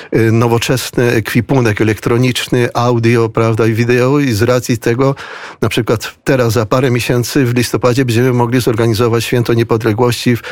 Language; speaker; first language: Polish; early bilingual, heritage; Spanish